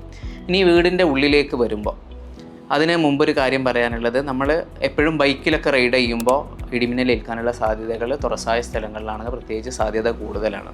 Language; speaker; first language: Malayalam; native; Malayalam